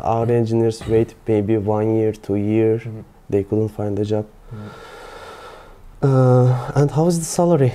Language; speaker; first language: English; non-native, learner; Turkish